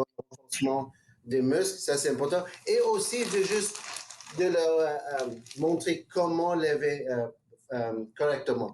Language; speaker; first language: French; non-native, local second language; English